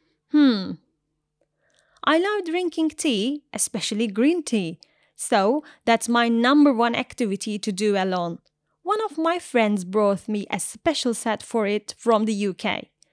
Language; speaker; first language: English; non-native, fluent; Turkish